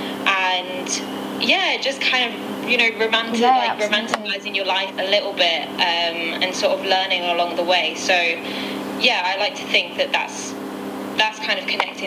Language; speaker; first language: English; native; English